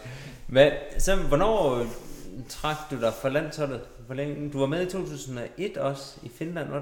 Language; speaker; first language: Danish; native; Danish